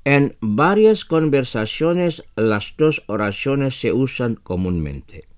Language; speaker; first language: Spanish; non-native, fluent; Indonesian